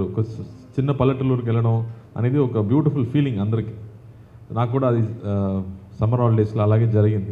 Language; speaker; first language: Telugu; non-native, fluent; Tamil